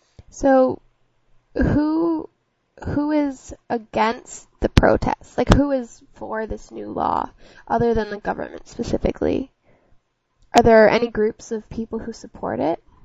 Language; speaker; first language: English; native; English